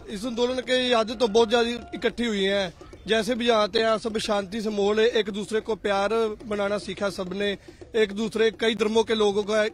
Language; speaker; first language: Hindi; non-native, local second language; Punjabi